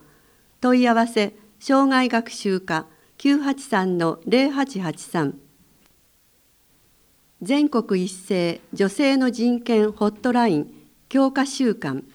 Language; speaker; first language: Japanese; native; Japanese